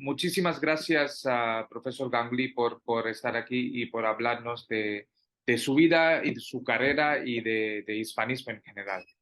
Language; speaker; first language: Spanish; non-native, fluent; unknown